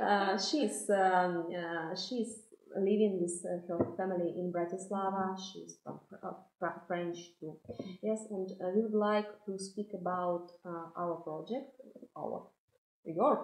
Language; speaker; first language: English; non-native, fluent; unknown